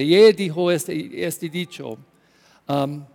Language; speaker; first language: Spanish; non-native, learner; English